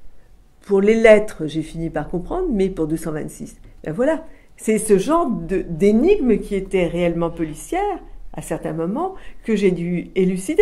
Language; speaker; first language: French; native; French